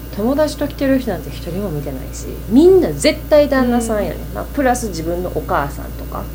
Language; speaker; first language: Japanese; native; Japanese